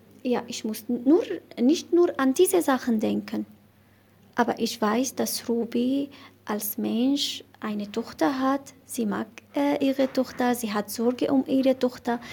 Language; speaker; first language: German; non-native, learner; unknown